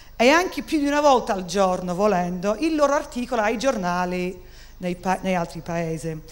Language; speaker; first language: Italian; non-native, fluent; English